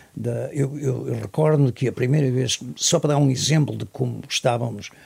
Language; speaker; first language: Portuguese; native; Portuguese